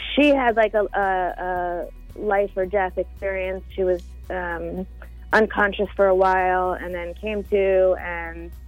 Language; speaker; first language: English; native; English